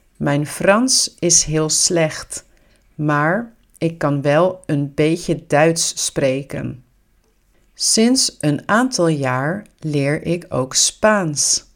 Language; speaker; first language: Dutch; native; Dutch